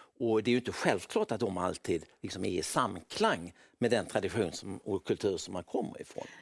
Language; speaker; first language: Swedish; native; Swedish